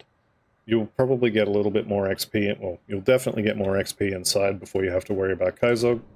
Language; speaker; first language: English; native; English